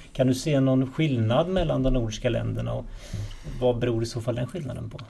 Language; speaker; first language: Swedish; native; Swedish